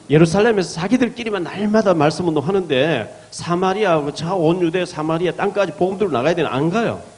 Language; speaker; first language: Korean; native; Korean